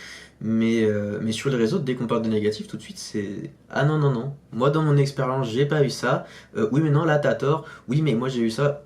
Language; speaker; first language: French; native; French